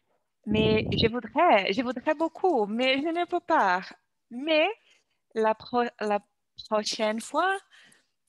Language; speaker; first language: French; non-native, learner; Portuguese